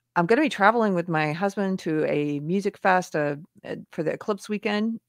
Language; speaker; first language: English; native; English